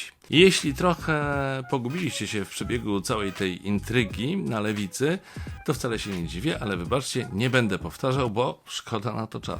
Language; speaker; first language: Polish; native; Polish